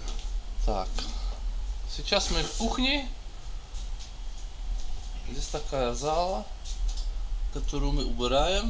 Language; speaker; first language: Russian; early bilingual, heritage; Russian